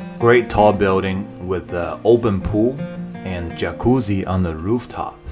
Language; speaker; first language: English; non-native, fluent; Chinese